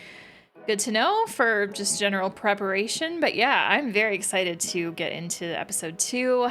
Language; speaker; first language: English; native; English